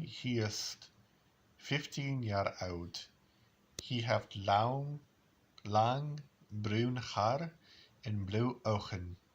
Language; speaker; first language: Dutch; non-native, learner; English